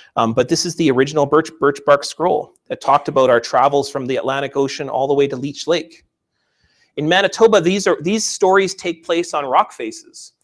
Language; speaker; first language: English; native; English